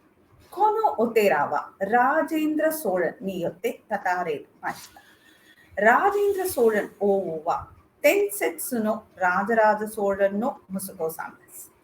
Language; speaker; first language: Japanese; non-native, learner; Tamil